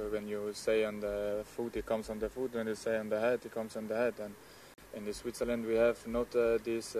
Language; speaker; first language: English; non-native, learner; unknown